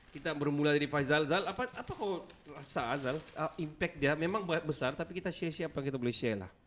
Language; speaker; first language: Malay; native; Malay